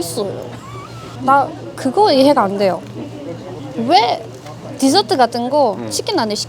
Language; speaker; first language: Korean; non-native, learner; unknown